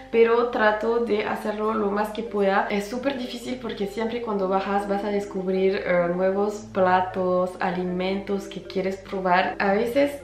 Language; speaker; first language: Spanish; non-native, fluent; French